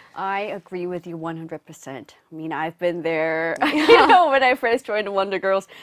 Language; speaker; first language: English; non-native, local second language; Korean